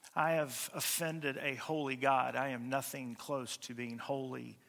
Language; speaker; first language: English; native; English